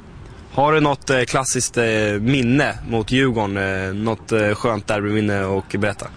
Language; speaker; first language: Swedish; native; Swedish